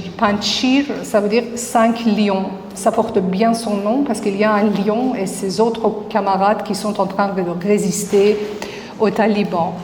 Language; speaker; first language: French; non-native, fluent; Persian